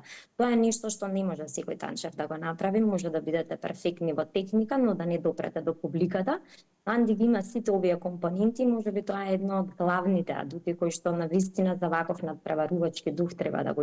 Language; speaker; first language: Macedonian; native; Macedonian